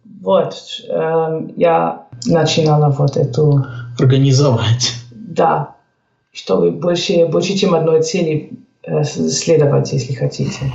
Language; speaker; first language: Russian; non-native, fluent; German